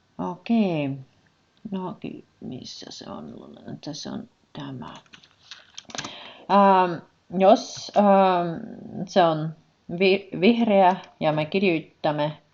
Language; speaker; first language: Finnish; non-native, learner; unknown